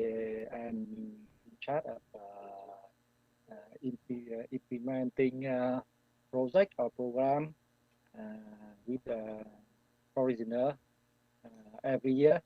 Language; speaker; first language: English; non-native, learner; Vietnamese